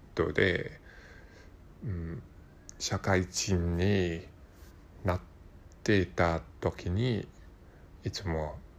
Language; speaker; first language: Japanese; non-native, learner; Cantonese